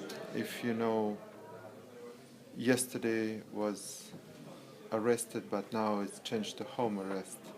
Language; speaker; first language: English; non-native, learner; Russian